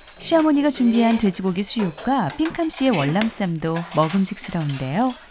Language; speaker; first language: Korean; native; Korean